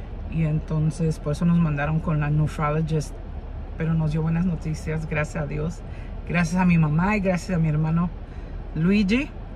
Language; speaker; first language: Spanish; early bilingual, heritage; Spanish